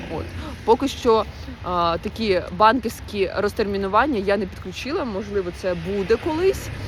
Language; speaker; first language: Ukrainian; non-native, local second language; Russian